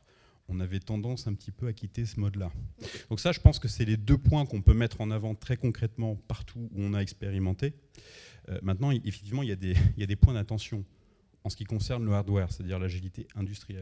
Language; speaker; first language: French; native; French